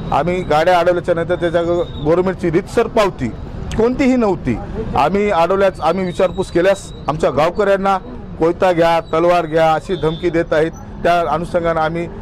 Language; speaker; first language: Marathi; native; Marathi